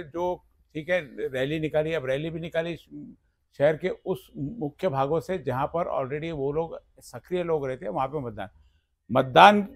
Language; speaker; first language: Hindi; non-native, local second language; Marathi